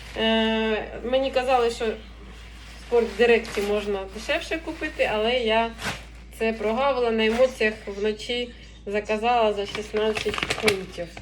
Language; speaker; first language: Ukrainian; non-native, local second language; Russian